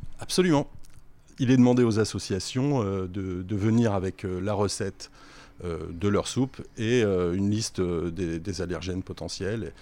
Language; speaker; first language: French; native; French